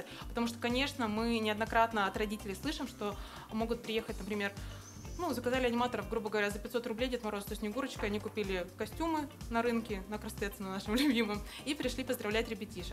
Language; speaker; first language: Russian; native; Russian